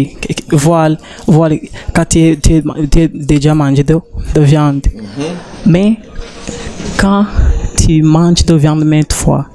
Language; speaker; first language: French; non-native, learner; Rundi